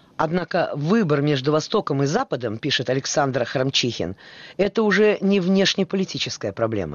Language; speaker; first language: Russian; native; Russian